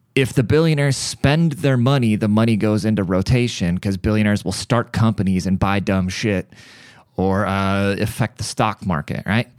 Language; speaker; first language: English; early bilingual, other home language; German